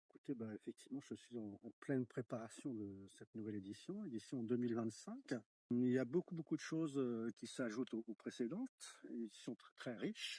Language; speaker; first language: French; native; French